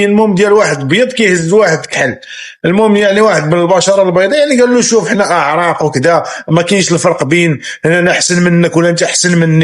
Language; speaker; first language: Arabic; native; Arabic